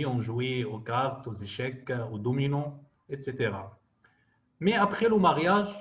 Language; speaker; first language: French; non-native, fluent; Arabic